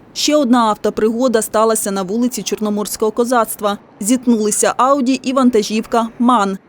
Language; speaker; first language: Ukrainian; native; Ukrainian